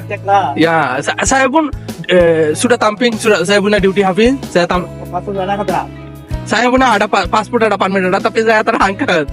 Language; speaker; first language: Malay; non-native, learner; Bangla